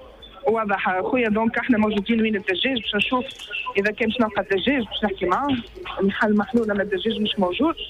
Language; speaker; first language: Arabic; native; Arabic